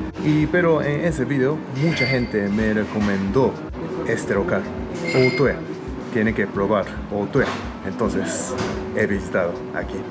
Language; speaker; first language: Spanish; non-native, learner; Japanese